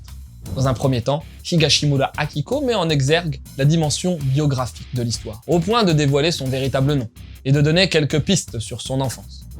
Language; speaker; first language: French; native; French